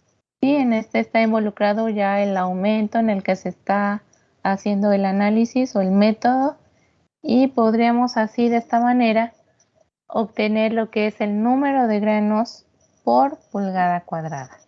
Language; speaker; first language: Spanish; native; Spanish